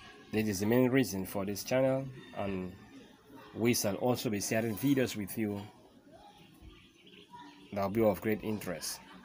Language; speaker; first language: English; non-native, fluent; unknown